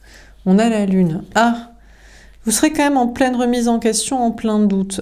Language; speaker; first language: French; native; French